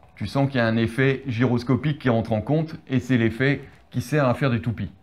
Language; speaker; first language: French; native; French